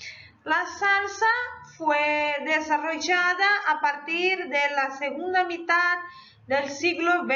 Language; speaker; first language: Spanish; non-native, fluent; Portuguese